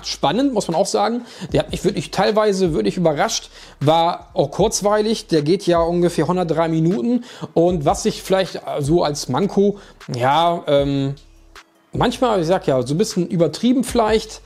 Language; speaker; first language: German; native; German